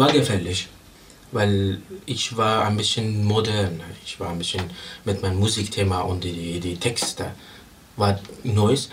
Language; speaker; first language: German; non-native, learner; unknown